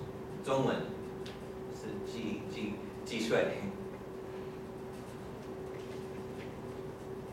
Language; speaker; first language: Chinese; non-native, fluent; English